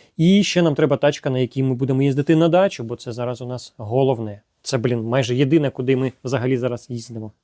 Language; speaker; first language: Ukrainian; non-native, local second language; Russian